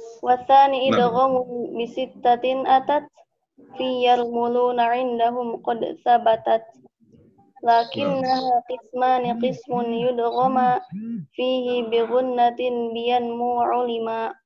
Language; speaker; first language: Arabic; non-native, learner; Indonesian